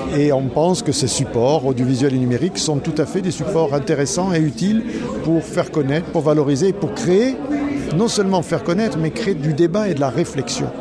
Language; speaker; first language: French; native; French